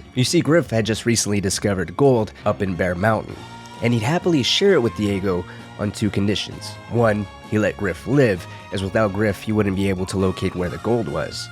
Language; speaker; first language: English; native; English